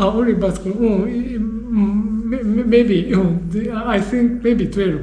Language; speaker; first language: English; non-native, learner; Japanese